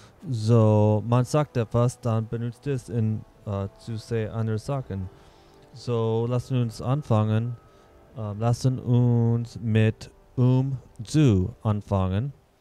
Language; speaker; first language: German; non-native, learner; English